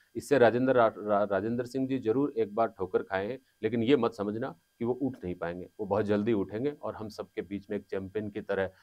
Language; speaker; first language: Hindi; native; Hindi